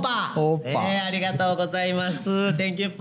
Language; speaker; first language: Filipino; non-native, learner; Japanese